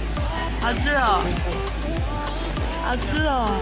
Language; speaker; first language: Chinese; non-native, learner; Filipino